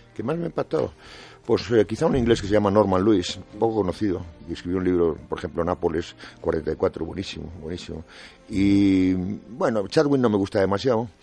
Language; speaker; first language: Spanish; native; Spanish